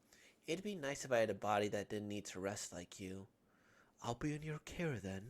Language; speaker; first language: English; native; English